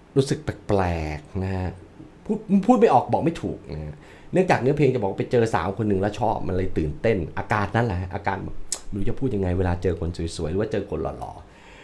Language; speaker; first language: Thai; native; Thai